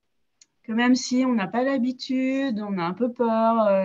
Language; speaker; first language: French; native; French